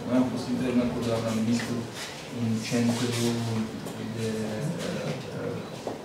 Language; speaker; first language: Romanian; non-native, learner; Czech